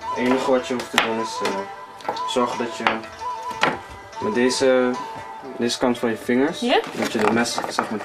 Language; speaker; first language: Dutch; early bilingual, other home language; Cantonese